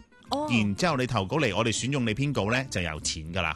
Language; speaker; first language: Cantonese; native; Cantonese